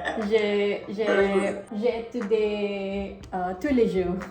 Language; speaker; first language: French; non-native, learner; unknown